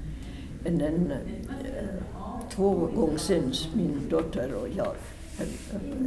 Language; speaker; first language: Swedish; early bilingual, heritage; English